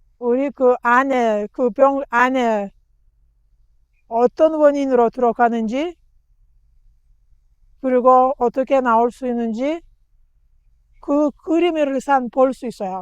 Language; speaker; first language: Korean; non-native, learner; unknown